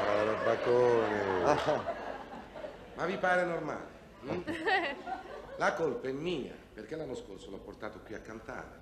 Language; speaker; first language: Italian; native; Italian